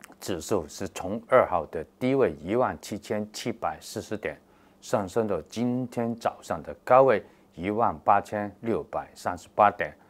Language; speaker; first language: Chinese; non-native, local second language; Cantonese